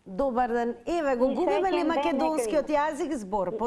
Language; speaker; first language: Macedonian; native; Macedonian